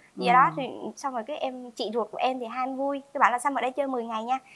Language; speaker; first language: Vietnamese; native; Vietnamese